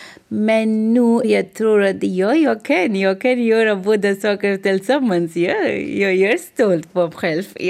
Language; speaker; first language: Swedish; non-native, learner; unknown